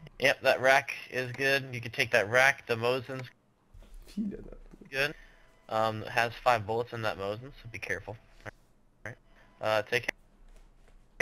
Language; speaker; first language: English; native; English